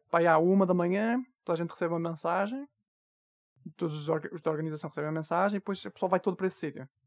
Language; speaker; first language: Portuguese; native; Portuguese